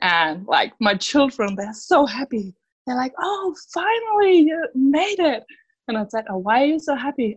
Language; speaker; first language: English; non-native, fluent; Danish